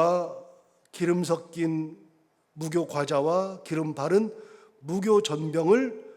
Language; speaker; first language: Korean; native; Korean